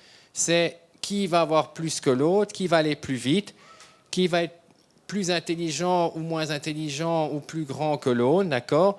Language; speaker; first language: French; native; French